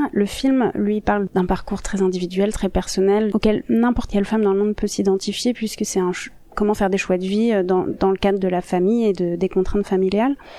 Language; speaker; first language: French; native; French